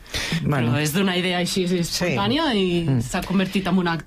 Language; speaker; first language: Catalan; native; Catalan